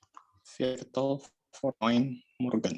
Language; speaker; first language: German; non-native, learner; Indonesian